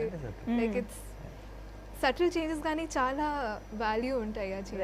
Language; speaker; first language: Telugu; non-native, learner; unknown